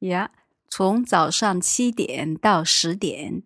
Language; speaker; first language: Chinese; native; Chinese